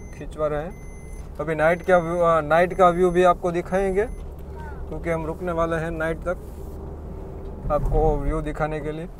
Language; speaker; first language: Hindi; non-native, local second language; Gujarati